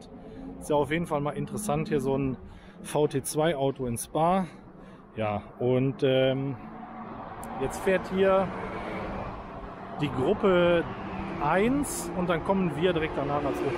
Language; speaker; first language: German; native; German